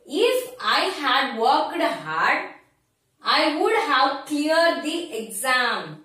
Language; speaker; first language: English; non-native, local second language; Tamil